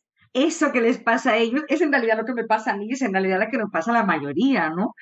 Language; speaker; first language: Spanish; native; Spanish